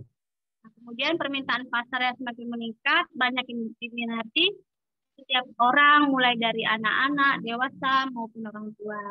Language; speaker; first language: Indonesian; native; Indonesian